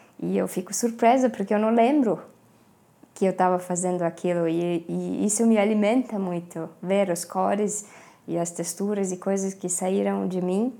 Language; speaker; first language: Portuguese; non-native, fluent; Estonian